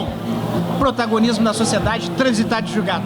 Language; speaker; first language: Portuguese; native; Portuguese